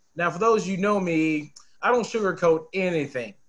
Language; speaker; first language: English; native; English